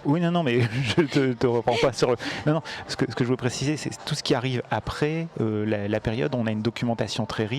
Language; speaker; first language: French; native; French